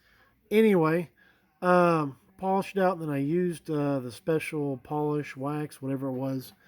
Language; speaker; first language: English; native; English